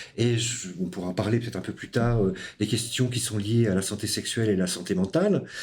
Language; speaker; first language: French; native; French